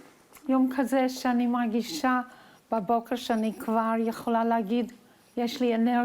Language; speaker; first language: Hebrew; non-native, fluent; English